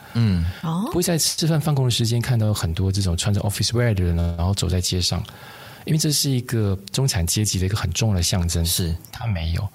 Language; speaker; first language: Chinese; native; Chinese